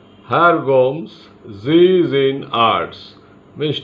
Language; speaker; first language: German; non-native, learner; Bangla